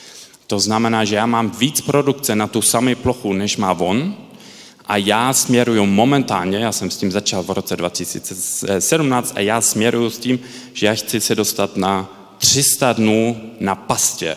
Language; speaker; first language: Czech; early bilingual, heritage; Czech